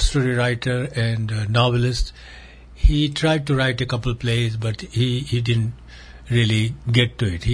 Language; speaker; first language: English; non-native, local second language; Gujarati